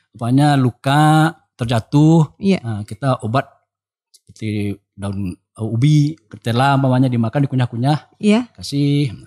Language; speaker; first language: Indonesian; non-native, local second language; Minangkabau